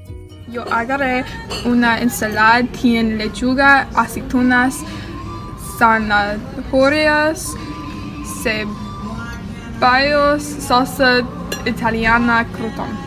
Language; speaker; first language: Spanish; non-native, learner; English